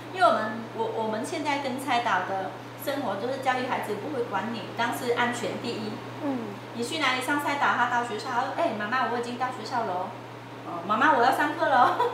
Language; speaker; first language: Chinese; non-native, fluent; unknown